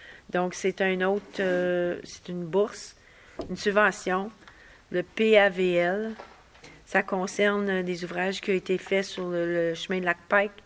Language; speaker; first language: French; native; French